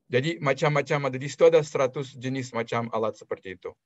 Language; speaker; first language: Indonesian; non-native, fluent; Russian